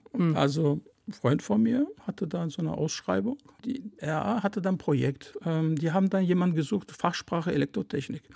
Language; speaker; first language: German; early bilingual, other home language; Turkish